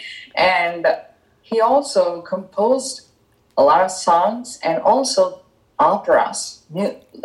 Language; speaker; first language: English; non-native, local second language; Tamil